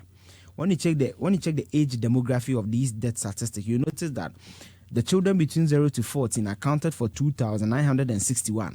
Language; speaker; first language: English; non-native, local second language; Akan